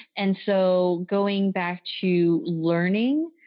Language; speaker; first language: English; early bilingual, other home language; French